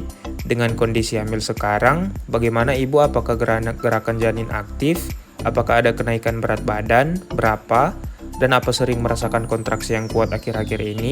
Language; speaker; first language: Indonesian; native; Indonesian